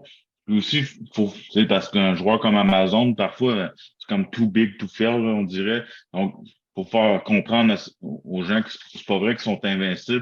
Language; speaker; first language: French; native; French